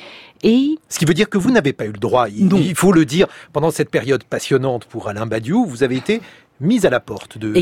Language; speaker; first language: French; native; French